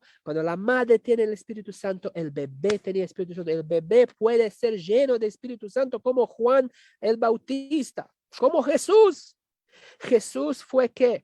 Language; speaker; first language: Spanish; non-native, fluent; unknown